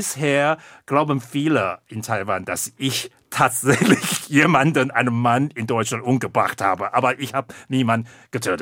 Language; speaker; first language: German; non-native, fluent; Chinese